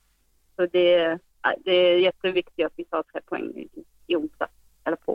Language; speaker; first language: Swedish; non-native, fluent; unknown